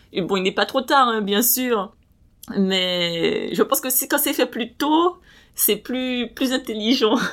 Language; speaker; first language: French; native; French